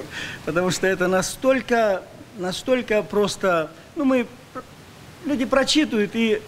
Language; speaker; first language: Russian; native; Russian